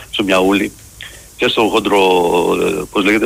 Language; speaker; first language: Greek; native; Greek